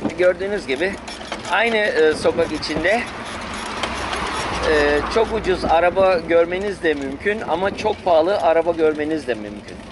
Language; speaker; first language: Turkish; early bilingual, heritage; Turkish